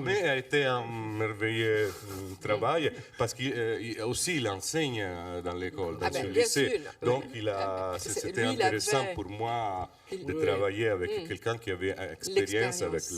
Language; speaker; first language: French; non-native, fluent; Italian